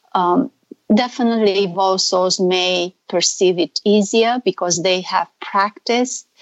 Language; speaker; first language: English; non-native, fluent; Romanian